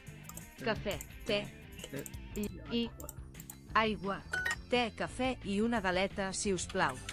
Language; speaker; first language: Catalan; non-native, learner; English